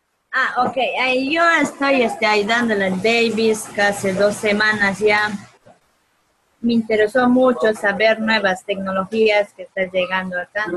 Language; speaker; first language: Spanish; native; Spanish